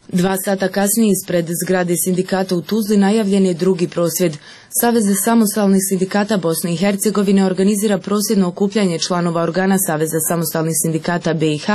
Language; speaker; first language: Croatian; native; Croatian